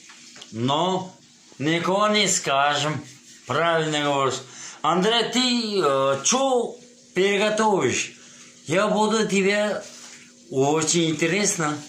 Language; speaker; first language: Russian; non-native, learner; Uzbek